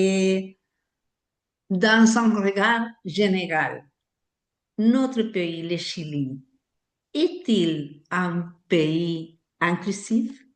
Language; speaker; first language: French; non-native, fluent; Spanish